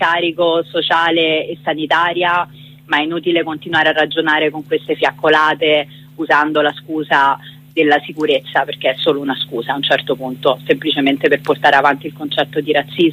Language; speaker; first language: Italian; native; Italian